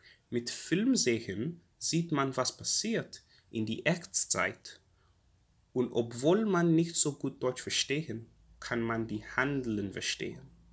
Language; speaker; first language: German; non-native, learner; English